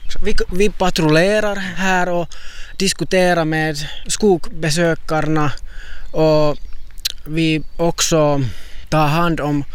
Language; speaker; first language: Swedish; non-native, local second language; Finnish